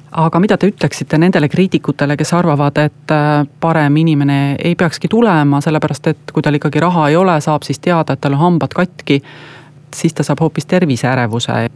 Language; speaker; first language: Estonian; native; Estonian